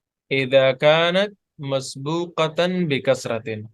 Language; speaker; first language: Arabic; non-native, fluent; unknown